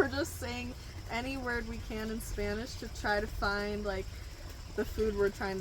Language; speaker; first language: English; native; English